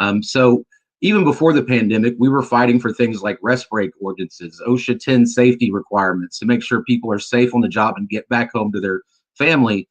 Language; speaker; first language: English; native; English